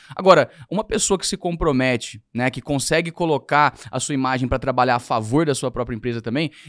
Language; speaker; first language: Portuguese; native; Portuguese